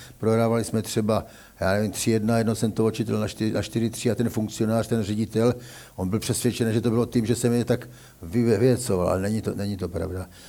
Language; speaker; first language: Czech; native; Czech